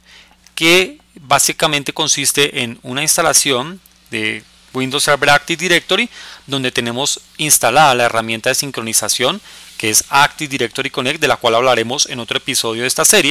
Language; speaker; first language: Spanish; native; Spanish